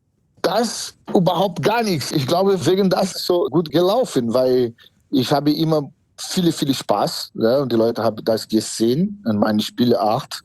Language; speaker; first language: German; non-native, fluent; Portuguese